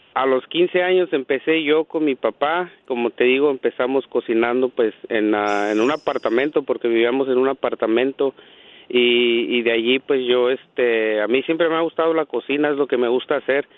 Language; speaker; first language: Spanish; native; Spanish